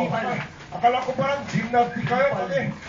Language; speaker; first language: Filipino; non-native, learner; Korean